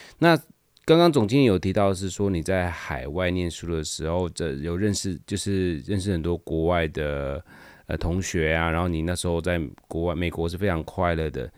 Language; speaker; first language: Chinese; native; Chinese